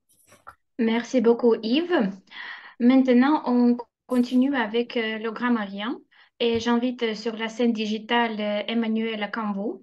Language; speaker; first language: French; non-native, fluent; Russian